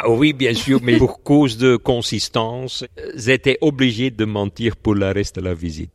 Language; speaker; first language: French; non-native, local second language; Dutch